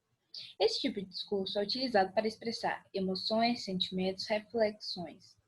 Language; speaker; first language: Portuguese; native; Portuguese